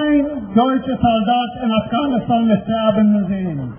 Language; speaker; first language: German; non-native, fluent; Persian